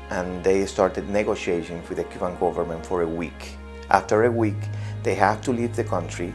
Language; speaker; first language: English; non-native, fluent; Spanish